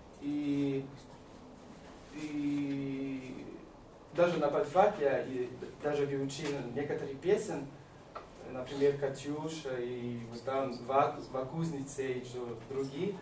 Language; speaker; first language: Russian; non-native, learner; Malagasy